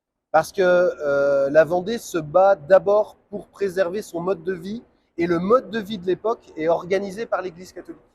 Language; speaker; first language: French; native; French